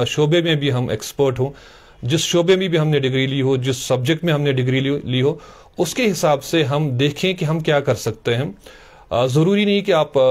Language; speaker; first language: Hindi; non-native, local second language; Kashmiri